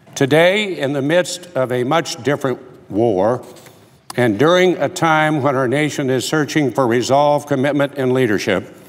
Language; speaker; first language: English; native; English